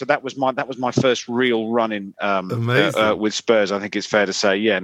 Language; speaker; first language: English; native; English